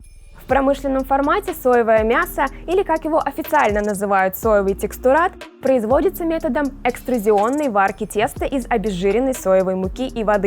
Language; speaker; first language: Russian; native; Russian